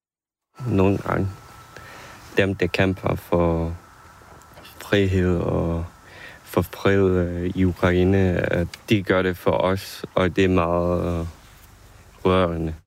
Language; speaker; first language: Danish; non-native, fluent; Ukrainian